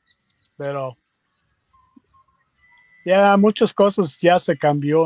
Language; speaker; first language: Spanish; non-native, learner; English